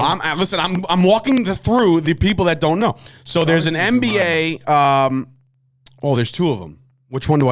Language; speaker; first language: English; native; English